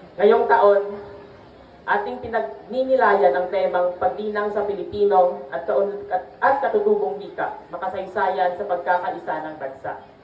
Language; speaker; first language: Filipino; non-native, local second language; Hiligaynon